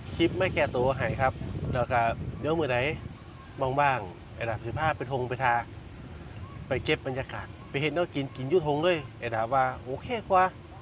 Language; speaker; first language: Thai; native; Thai